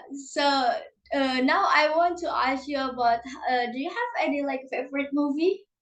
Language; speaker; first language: English; non-native, learner; Indonesian